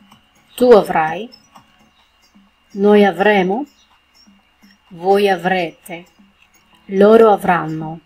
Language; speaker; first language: Italian; non-native, learner; Spanish